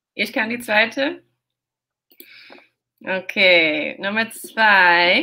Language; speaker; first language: German; non-native, fluent; English